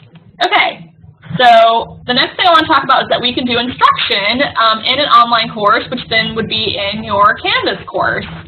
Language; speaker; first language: English; native; English